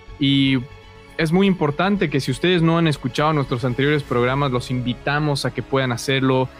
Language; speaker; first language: Spanish; native; Spanish